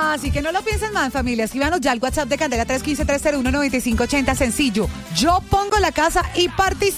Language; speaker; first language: Spanish; native; Spanish